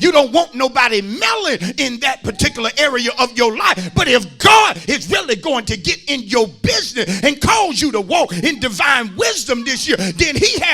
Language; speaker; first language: English; native; English